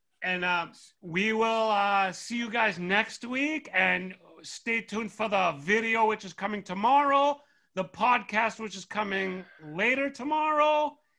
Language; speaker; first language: English; native; English